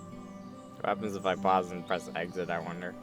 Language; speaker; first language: English; native; English